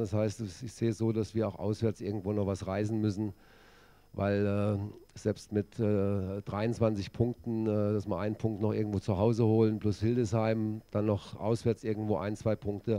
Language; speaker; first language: German; native; German